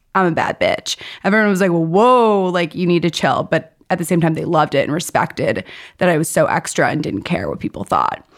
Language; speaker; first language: English; native; English